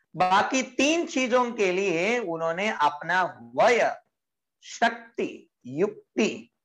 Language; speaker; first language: Hindi; non-native, local second language; Marathi